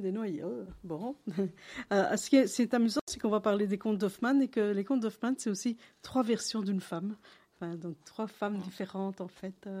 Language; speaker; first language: French; native; French